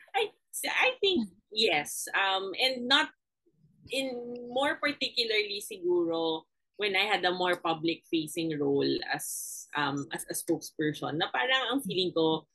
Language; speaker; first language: English; non-native, local second language; Filipino